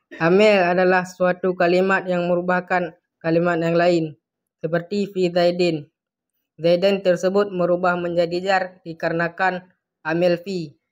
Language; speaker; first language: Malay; non-native, local second language; Achinese